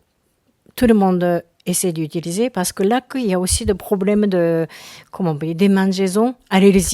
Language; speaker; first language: French; non-native, learner; Japanese